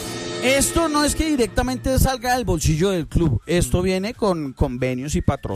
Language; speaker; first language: Spanish; native; Spanish